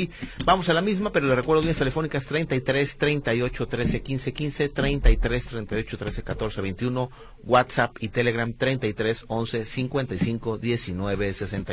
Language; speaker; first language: Spanish; native; Spanish